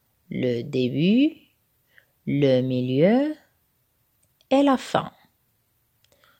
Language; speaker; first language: French; non-native, local second language; Arabic